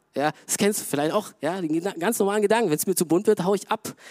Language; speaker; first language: German; native; German